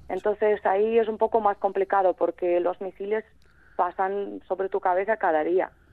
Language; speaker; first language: Spanish; non-native, fluent; Ukrainian